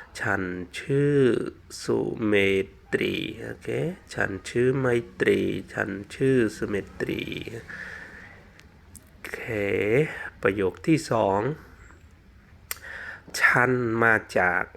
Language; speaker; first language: Thai; non-native, fluent; Khmer